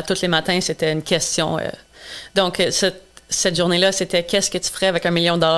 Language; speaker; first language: French; non-native, local second language; English